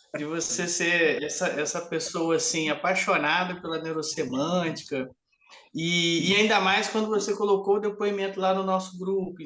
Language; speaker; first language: Portuguese; native; Portuguese